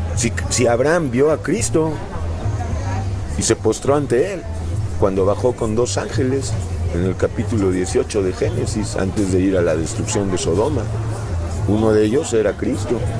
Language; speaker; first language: Spanish; native; Spanish